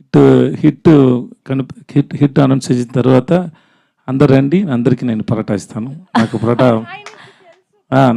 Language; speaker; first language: Telugu; non-native, learner; Tamil